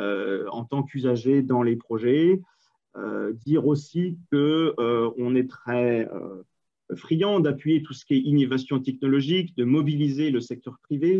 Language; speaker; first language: French; native; French